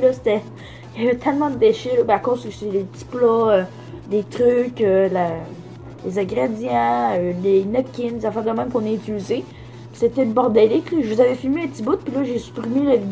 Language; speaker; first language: French; native; French